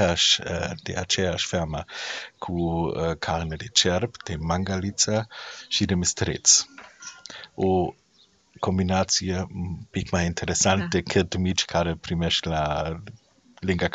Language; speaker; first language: Romanian; non-native, learner; German